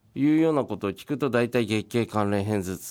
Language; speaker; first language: Japanese; native; Japanese